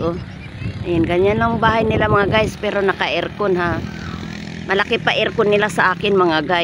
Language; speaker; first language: Filipino; native; Filipino